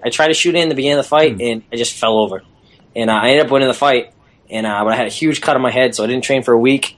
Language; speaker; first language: English; native; English